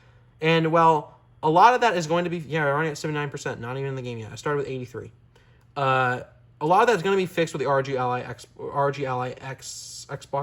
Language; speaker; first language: English; native; English